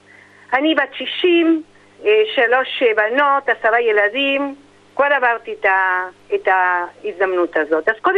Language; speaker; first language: Hebrew; non-native, fluent; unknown